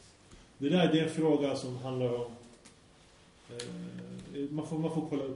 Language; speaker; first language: Swedish; early bilingual, other home language; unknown